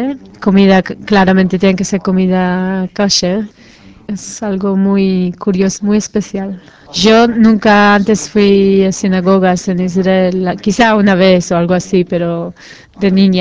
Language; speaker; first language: Spanish; non-native, fluent; Hebrew